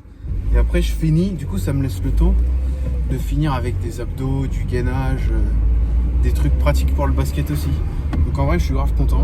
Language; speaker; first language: French; native; French